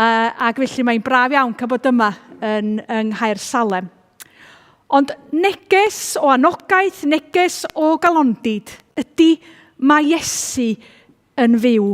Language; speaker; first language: Welsh; native; Welsh